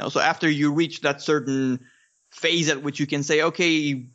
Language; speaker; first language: English; non-native, fluent; Romanian